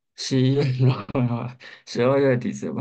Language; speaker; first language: Chinese; non-native, learner; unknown